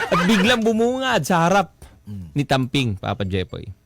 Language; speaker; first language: Filipino; non-native, local second language; Cebuano